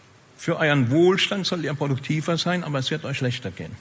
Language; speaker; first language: German; native; German